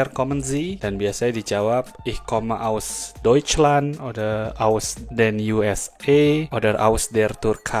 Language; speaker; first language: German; non-native, fluent; Indonesian